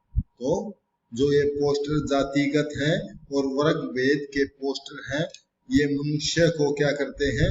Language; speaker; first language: Hindi; native; Hindi